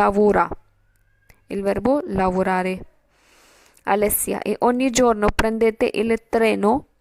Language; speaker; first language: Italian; non-native, fluent; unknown